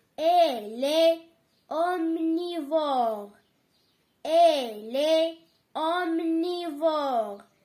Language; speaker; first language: French; non-native, learner; Arabic